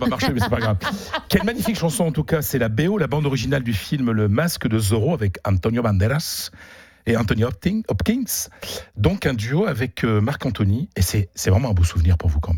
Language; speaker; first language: French; native; French